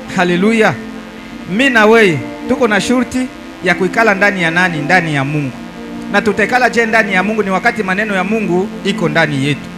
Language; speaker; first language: Swahili; native; Swahili